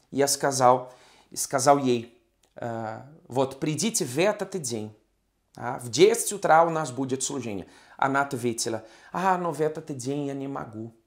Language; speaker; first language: Russian; non-native, fluent; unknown